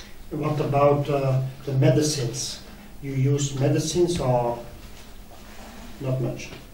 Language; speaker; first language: English; non-native, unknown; Dutch